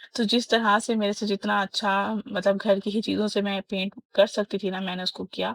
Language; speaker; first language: Urdu; native; Urdu